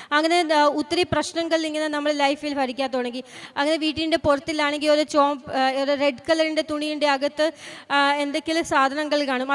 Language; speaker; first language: Malayalam; non-native, fluent; Punjabi